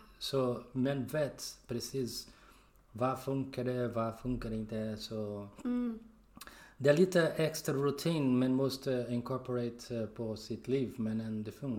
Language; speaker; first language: Swedish; non-native, learner; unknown